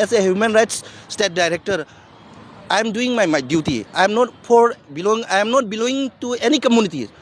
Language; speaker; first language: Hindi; non-native, local second language; Manipuri